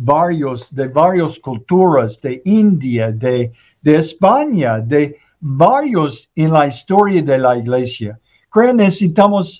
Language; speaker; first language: Spanish; non-native, learner; English